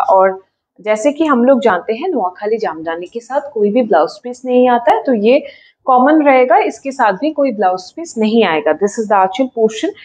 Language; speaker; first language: Hindi; non-native, local second language; Bangla